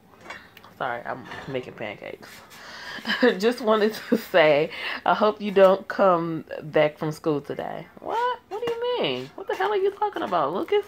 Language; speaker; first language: English; native; English